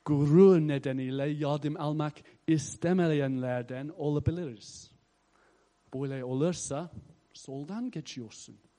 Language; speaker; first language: Turkish; non-native, fluent; English